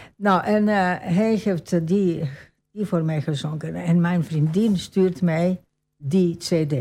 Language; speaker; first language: Dutch; non-native, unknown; Croatian